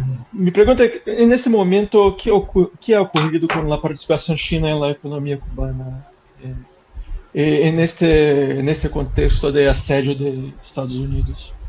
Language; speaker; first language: Spanish; non-native, fluent; Portuguese